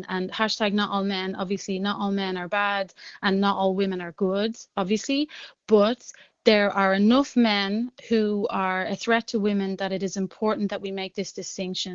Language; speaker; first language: English; native; English